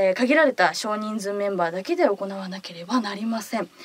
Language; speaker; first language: Japanese; native; Japanese